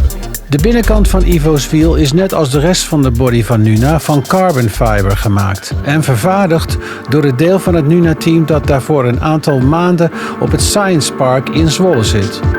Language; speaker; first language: Dutch; native; Dutch